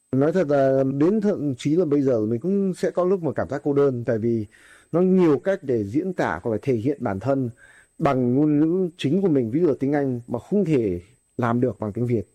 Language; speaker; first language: Vietnamese; non-native, fluent; English